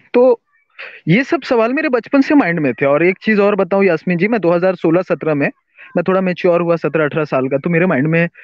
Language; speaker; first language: Hindi; non-native, local second language; Urdu